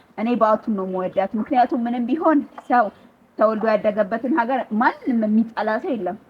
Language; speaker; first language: Amharic; native; Amharic